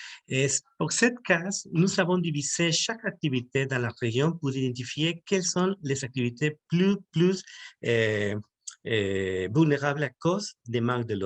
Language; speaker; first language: French; non-native, learner; Spanish